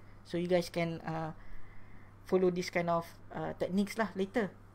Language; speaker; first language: English; non-native, local second language; Malay